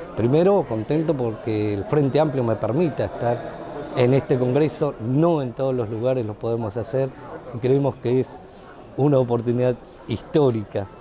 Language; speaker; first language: Spanish; native; Spanish